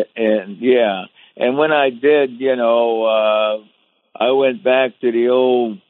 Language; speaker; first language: English; native; English